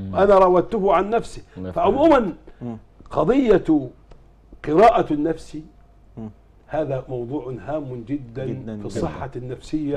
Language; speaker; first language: Arabic; native; Arabic